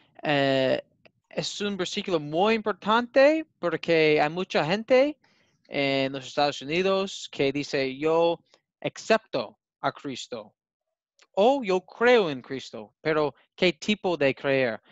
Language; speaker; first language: Spanish; non-native, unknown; English